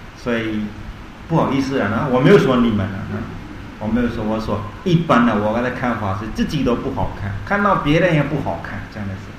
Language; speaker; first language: Chinese; non-native, learner; Burmese